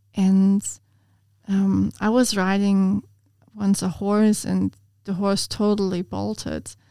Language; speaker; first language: English; non-native, fluent; German